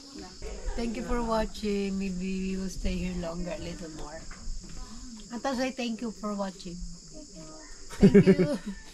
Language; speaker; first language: English; non-native, learner; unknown